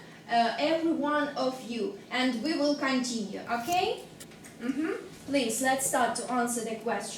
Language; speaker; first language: English; non-native, fluent; Russian